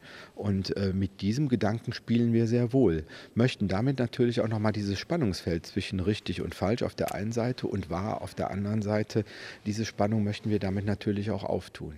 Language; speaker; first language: German; native; German